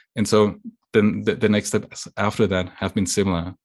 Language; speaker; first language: English; non-native, fluent; German